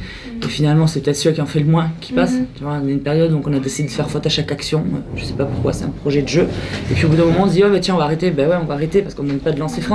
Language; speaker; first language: French; native; French